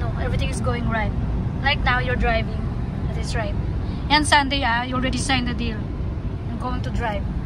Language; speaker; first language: English; non-native, local second language; Filipino